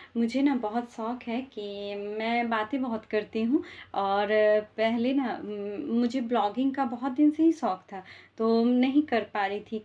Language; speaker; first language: Hindi; non-native, local second language; Bangla